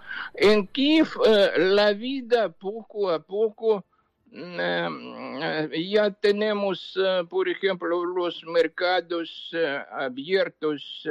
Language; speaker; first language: Spanish; non-native, fluent; Ukrainian